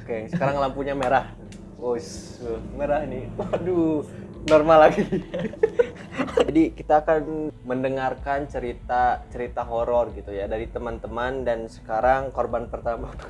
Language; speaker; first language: Indonesian; native; Indonesian